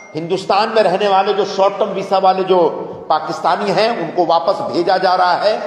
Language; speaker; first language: Hindi; non-native, local second language; Marathi